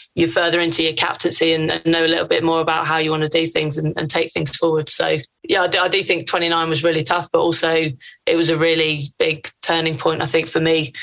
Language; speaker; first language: English; native; English